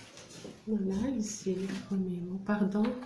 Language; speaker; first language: French; non-native, local second language; Arabic